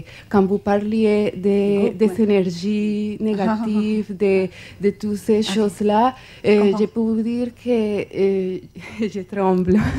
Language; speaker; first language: French; non-native, fluent; Spanish